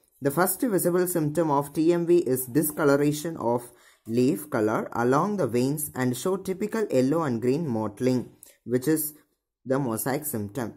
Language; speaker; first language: English; non-native, local second language; Tamil